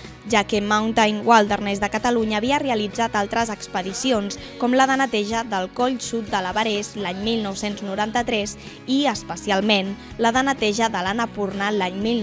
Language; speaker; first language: Catalan; native; Catalan